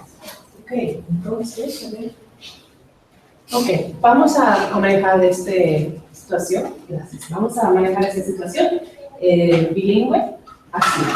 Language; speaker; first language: Spanish; non-native, fluent; English